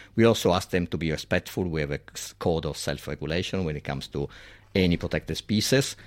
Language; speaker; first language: English; non-native, fluent; Italian